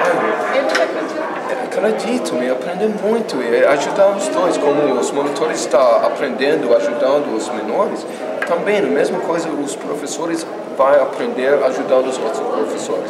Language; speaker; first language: Portuguese; non-native, fluent; English